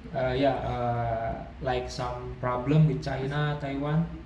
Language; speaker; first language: English; non-native, learner; Indonesian